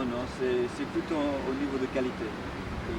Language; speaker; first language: French; native; French